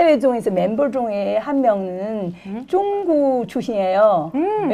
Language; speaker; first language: Korean; non-native, fluent; Chinese